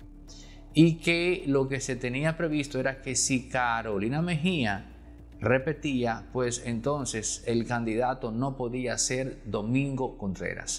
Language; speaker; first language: Spanish; native; Spanish